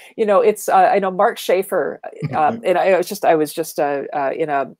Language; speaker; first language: English; native; English